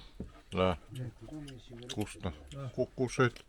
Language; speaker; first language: Russian; non-native, local second language; Yakut